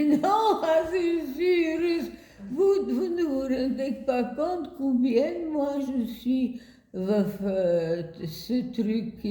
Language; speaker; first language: French; non-native, fluent; Bulgarian